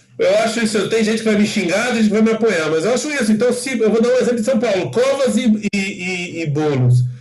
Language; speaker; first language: Portuguese; native; Portuguese